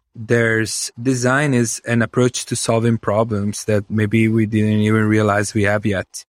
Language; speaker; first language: English; non-native, fluent; Italian